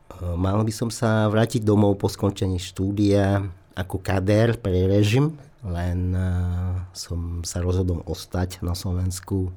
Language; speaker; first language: Slovak; non-native, fluent; Vietnamese